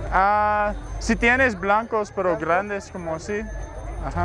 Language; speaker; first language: Spanish; non-native, learner; English